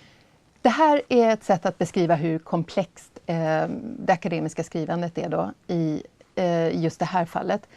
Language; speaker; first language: Swedish; native; Swedish